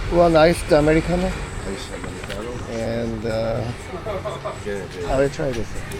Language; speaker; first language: English; non-native, learner; Korean